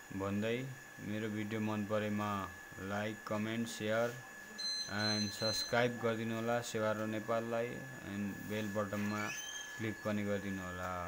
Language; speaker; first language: Nepali; non-native, local second language; Limbu